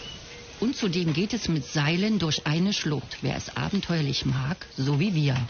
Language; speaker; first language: German; native; German